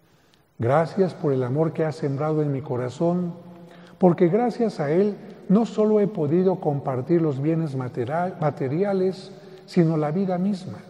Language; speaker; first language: Spanish; native; Spanish